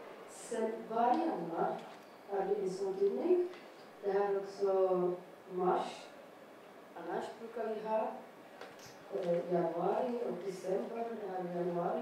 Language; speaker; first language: Swedish; non-native, learner; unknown